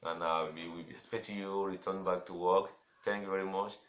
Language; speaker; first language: English; non-native, local second language; Yoruba